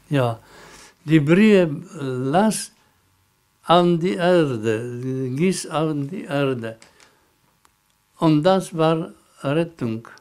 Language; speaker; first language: German; non-native, learner; Polish